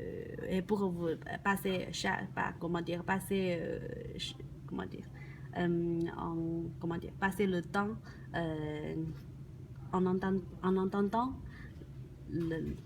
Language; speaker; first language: French; non-native, learner; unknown